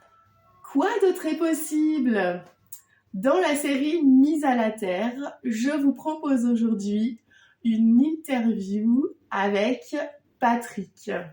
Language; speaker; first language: French; native; French